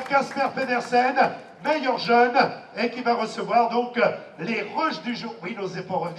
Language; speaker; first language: French; native; French